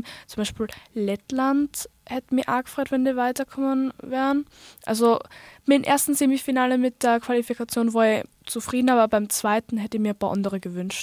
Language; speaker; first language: German; native; German